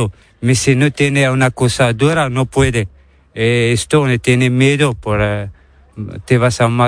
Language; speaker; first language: Spanish; non-native, learner; Arabic